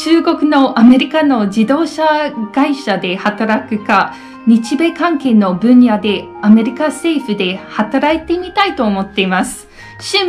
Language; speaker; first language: Japanese; non-native, fluent; English